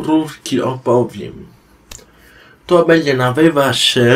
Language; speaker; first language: Polish; non-native, learner; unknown